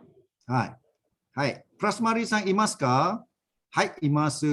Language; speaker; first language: Japanese; non-native, fluent; Malay